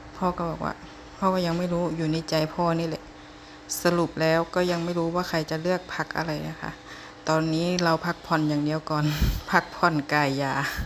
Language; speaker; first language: Thai; native; Thai